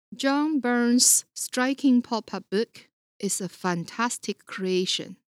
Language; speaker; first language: English; non-native, fluent; Chinese